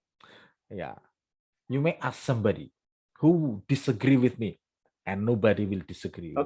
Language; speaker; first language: English; non-native, fluent; Indonesian